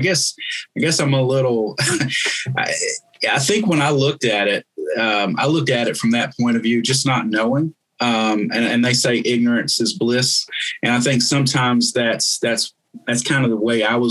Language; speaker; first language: English; native; English